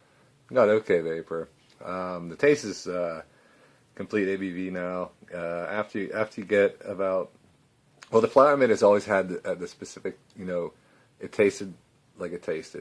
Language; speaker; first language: English; native; English